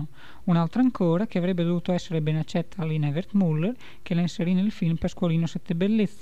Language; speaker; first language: Italian; native; Italian